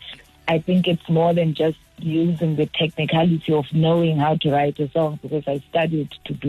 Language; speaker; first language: English; non-native, local second language; Zulu